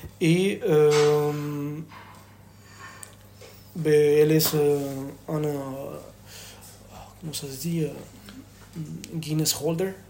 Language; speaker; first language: French; non-native, fluent; Spanish